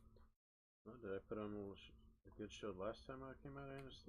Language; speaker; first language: English; native; English